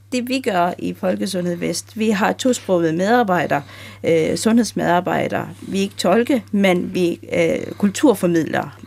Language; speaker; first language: Danish; native; Danish